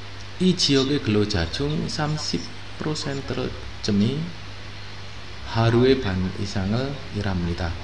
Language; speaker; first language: Korean; non-native, fluent; Indonesian